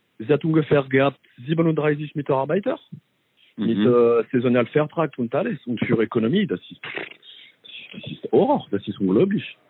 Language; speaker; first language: German; non-native, learner; French